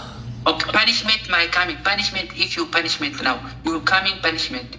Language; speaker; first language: English; non-native, learner; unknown